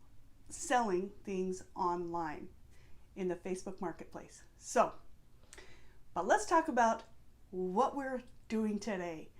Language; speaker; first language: English; native; English